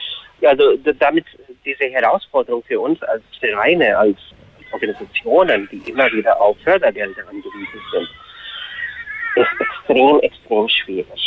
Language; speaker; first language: German; non-native, fluent; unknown